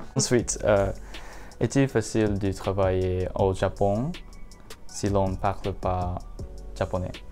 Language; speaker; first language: French; non-native, learner; Japanese